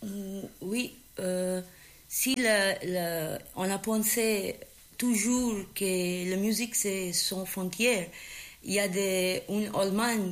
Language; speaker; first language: French; non-native, learner; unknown